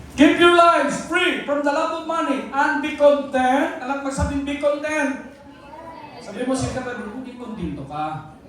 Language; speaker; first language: Filipino; non-native, local second language; Cebuano